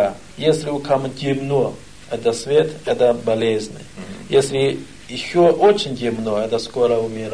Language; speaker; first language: Russian; non-native, learner; Chinese